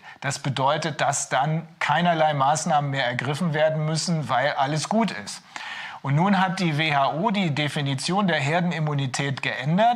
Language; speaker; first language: German; native; German